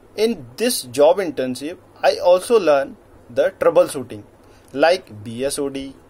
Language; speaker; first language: English; non-native, local second language; Hindi